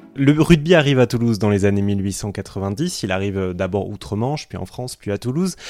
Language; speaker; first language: French; native; French